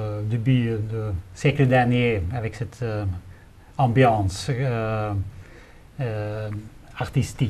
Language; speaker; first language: French; non-native, fluent; Swedish